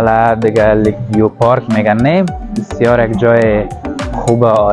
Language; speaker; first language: Persian; native; Persian